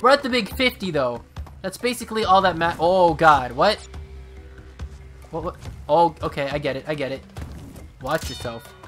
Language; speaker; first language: English; native; English